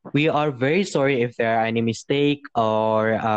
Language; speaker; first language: English; non-native, fluent; Indonesian